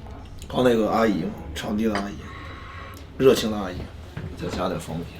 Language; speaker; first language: Chinese; native; Chinese